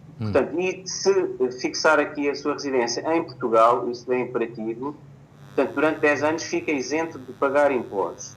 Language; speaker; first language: Portuguese; native; Portuguese